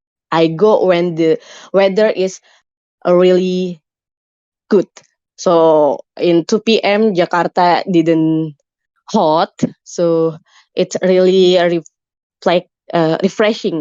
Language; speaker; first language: English; non-native, learner; Indonesian